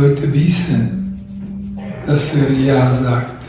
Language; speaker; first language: German; non-native, learner; Croatian